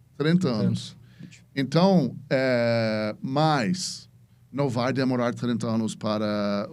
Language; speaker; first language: Portuguese; non-native, fluent; English